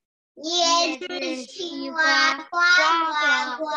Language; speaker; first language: Chinese; early bilingual, heritage; Chinese